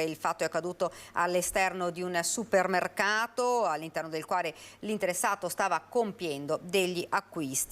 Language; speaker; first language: Italian; native; Italian